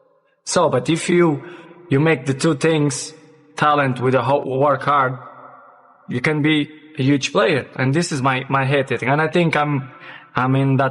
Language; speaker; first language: English; non-native, fluent; Portuguese